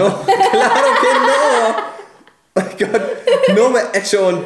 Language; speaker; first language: Spanish; non-native, learner; German